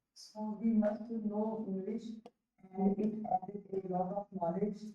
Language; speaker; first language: English; non-native, learner; Hindi